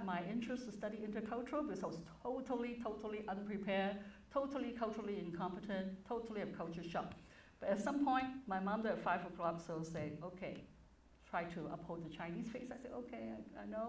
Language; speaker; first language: English; non-native, local second language; Cantonese